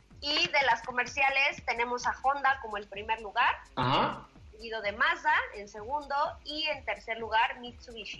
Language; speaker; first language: Spanish; native; Spanish